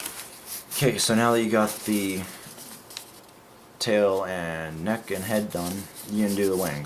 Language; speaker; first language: English; native; English